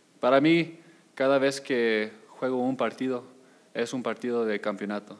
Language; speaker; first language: Spanish; early bilingual, heritage; Spanish